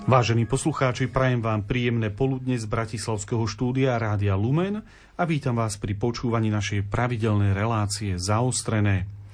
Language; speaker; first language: Slovak; native; Slovak